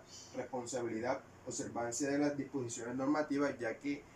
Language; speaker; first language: Spanish; native; Spanish